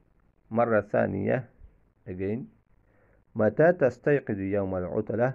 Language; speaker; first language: Arabic; non-native, fluent; Bangla